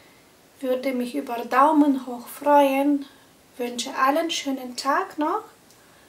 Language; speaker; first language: German; non-native, fluent; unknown